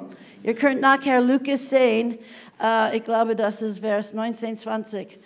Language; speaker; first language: German; non-native, fluent; English